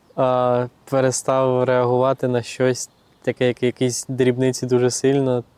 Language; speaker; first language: Ukrainian; native; Ukrainian